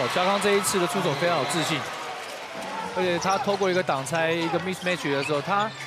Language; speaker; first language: Chinese; native; Chinese